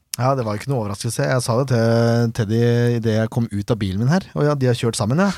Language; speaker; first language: Norwegian; native; Norwegian